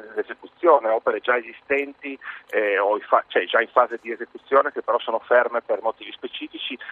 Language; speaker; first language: Italian; native; Italian